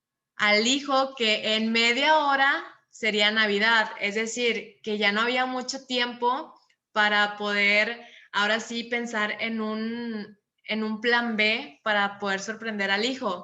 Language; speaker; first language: Spanish; native; Spanish